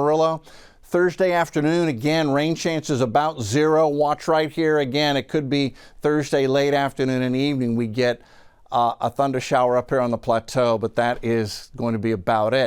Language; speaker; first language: English; native; English